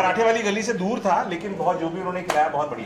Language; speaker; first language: Hindi; native; Hindi